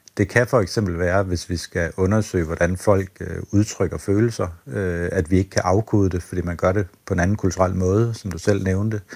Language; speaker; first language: Danish; native; Danish